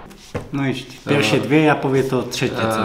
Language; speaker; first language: Polish; non-native, learner; Slovak